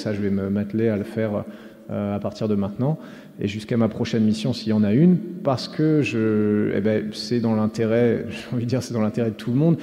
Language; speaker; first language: French; native; French